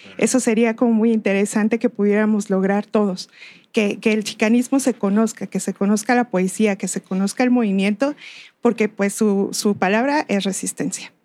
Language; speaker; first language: Spanish; native; Spanish